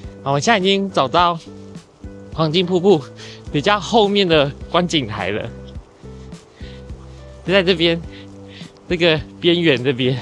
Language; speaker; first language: Chinese; native; Chinese